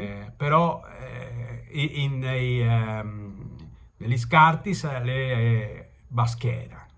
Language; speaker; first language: Italian; early bilingual, heritage; Italian